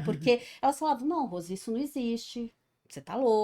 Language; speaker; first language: Portuguese; native; Portuguese